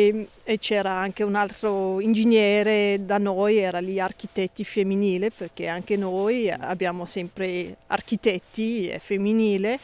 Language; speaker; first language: Italian; non-native, fluent; English